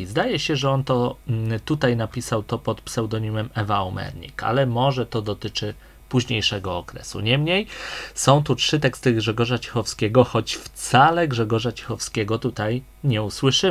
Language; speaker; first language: Polish; native; Polish